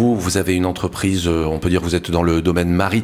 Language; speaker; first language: French; native; French